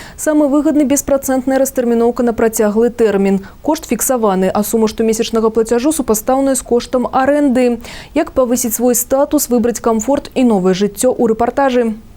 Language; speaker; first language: Belarusian; native; Belarusian